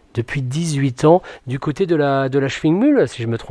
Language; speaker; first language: French; native; French